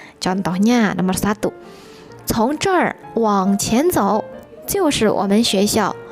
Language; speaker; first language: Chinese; non-native, fluent; Indonesian